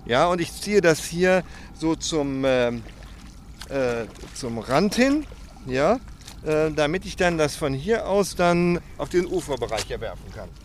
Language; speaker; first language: German; native; German